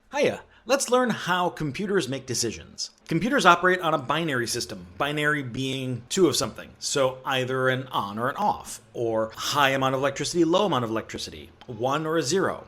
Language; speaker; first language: English; native; English